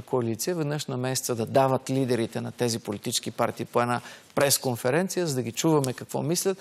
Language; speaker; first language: Bulgarian; native; Bulgarian